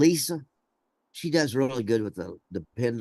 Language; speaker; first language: English; native; English